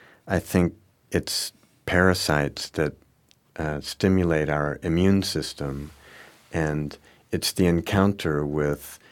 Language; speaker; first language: English; native; English